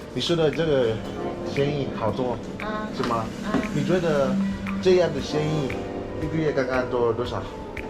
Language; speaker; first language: Chinese; non-native, learner; English